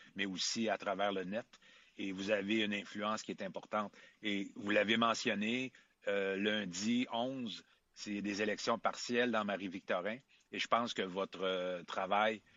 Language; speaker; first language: French; native; French